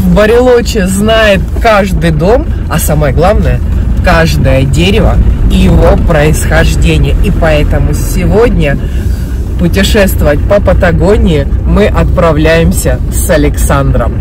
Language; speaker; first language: Russian; native; Russian